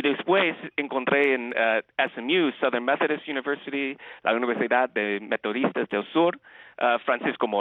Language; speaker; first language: Spanish; early bilingual, heritage; Spanish